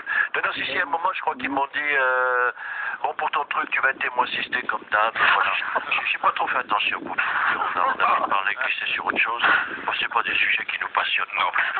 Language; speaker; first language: French; native; French